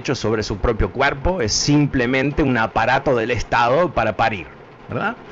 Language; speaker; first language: Spanish; early bilingual, heritage; Spanish